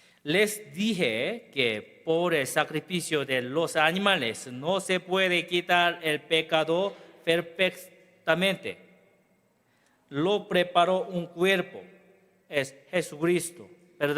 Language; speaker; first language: Spanish; non-native, learner; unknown